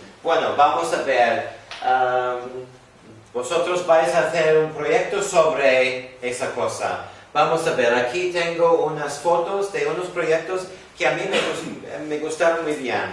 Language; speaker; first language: Spanish; non-native, fluent; English